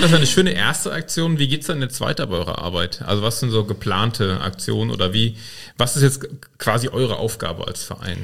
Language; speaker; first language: German; native; German